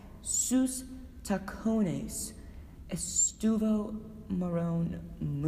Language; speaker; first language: Spanish; non-native, learner; English